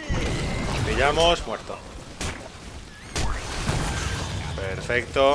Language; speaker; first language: Spanish; native; Spanish